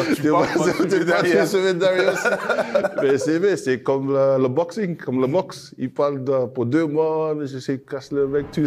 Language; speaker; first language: French; non-native, learner; English